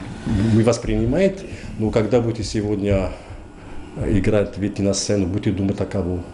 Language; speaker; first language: Russian; non-native, learner; Arabic